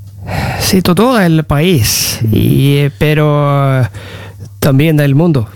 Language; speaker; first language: Spanish; non-native, learner; Norwegian